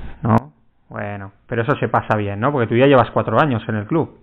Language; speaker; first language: Spanish; native; Spanish